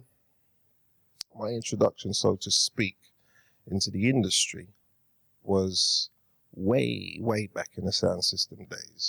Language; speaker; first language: English; native; English